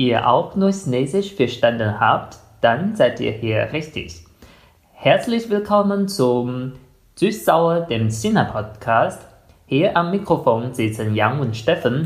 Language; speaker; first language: German; non-native, fluent; Chinese